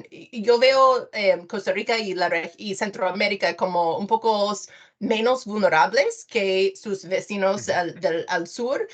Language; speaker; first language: Spanish; non-native, fluent; English